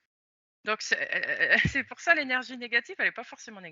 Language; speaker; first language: French; native; French